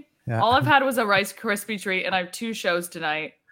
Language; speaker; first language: English; native; English